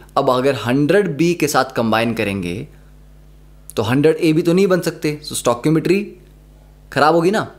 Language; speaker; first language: Hindi; native; Hindi